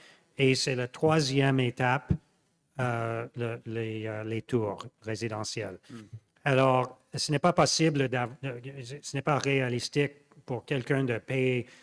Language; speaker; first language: French; non-native, local second language; English